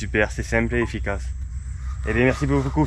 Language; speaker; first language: French; native; French